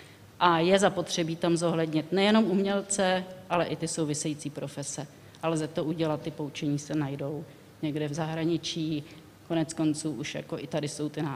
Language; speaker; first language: Czech; native; Czech